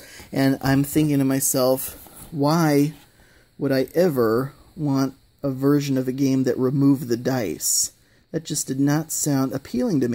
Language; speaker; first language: English; native; English